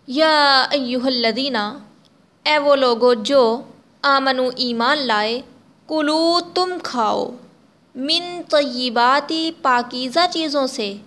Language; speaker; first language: Urdu; native; Urdu